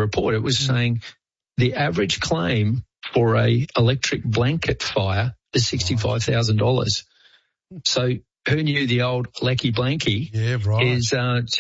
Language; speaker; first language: English; native; English